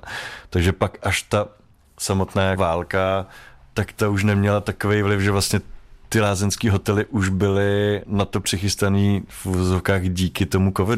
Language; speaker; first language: Czech; native; Czech